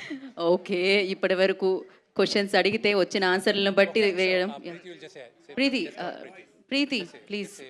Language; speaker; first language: Telugu; native; Telugu